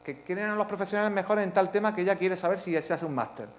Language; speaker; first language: Spanish; native; Spanish